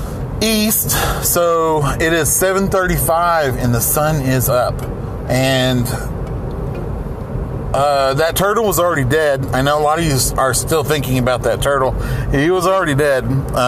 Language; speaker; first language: English; native; English